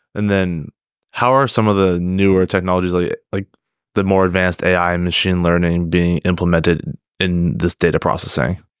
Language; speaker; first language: English; native; English